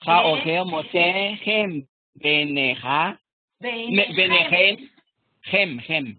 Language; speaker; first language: Hebrew; non-native, learner; German